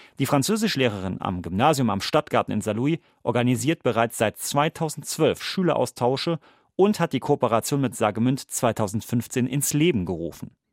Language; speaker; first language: German; native; German